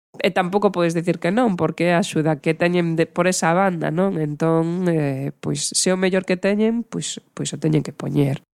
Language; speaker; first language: Galician; non-native, local second language; Spanish